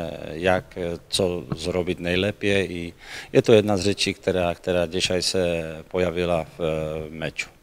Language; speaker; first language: Polish; non-native, learner; Czech